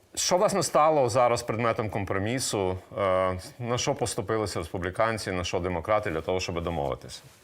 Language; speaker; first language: Ukrainian; native; Ukrainian